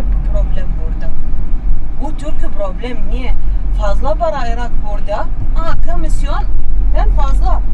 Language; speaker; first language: Turkish; non-native, learner; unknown